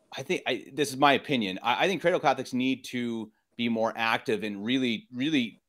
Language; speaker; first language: English; native; English